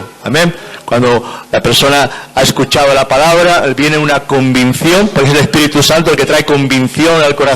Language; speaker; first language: Spanish; native; Spanish